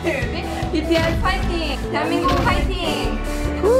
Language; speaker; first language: Korean; early bilingual, heritage; Korean